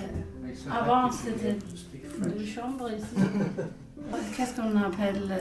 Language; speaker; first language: French; non-native, learner; Norwegian